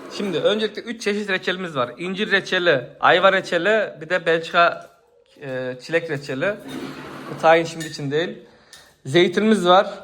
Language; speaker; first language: Turkish; native; Turkish